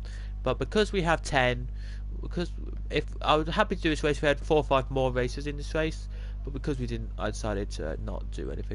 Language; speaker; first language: English; native; English